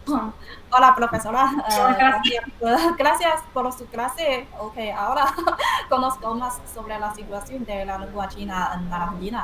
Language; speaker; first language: Spanish; non-native, fluent; Chinese